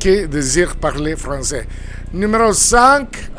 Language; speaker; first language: French; non-native, fluent; Spanish